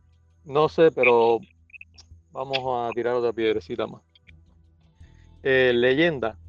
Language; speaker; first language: Spanish; native; Spanish